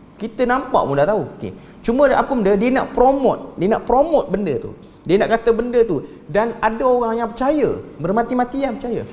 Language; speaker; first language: Malay; native; Malay